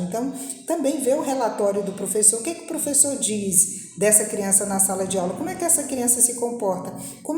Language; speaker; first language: Portuguese; native; Portuguese